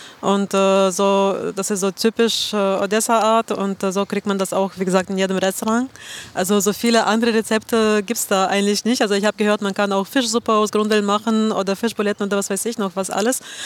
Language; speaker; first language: German; non-native, fluent; Russian